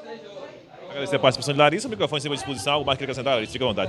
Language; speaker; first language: Portuguese; native; Portuguese